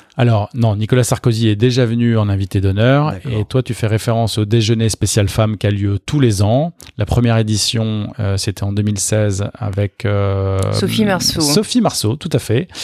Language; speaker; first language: French; native; French